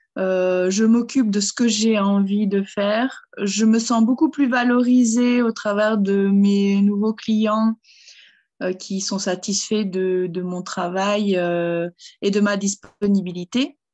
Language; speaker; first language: French; early bilingual, other home language; German